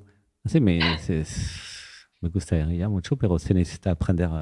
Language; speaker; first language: Spanish; non-native, learner; French